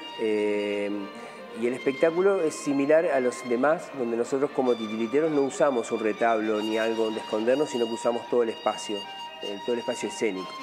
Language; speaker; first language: Spanish; native; Spanish